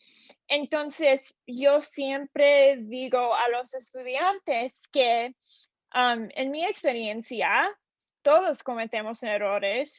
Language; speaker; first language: Spanish; non-native, learner; English